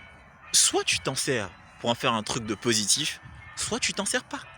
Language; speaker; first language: French; native; French